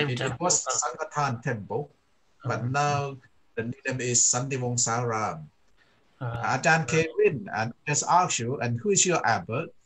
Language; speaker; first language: English; non-native, fluent; Thai